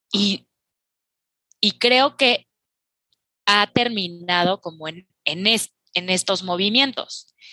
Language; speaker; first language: Spanish; native; Spanish